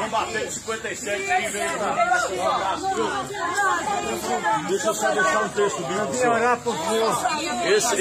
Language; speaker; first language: Portuguese; native; Portuguese